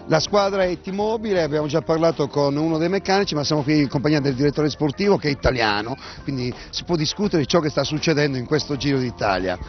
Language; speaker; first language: Italian; native; Italian